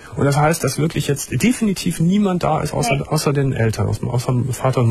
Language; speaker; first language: German; native; German